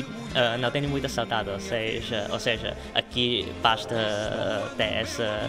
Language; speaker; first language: Portuguese; non-native, local second language; Chinese